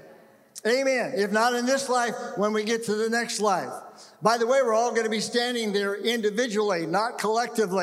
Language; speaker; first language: English; native; English